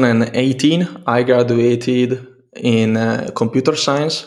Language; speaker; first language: English; non-native, fluent; Italian